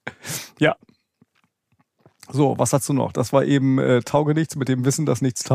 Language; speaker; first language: German; native; German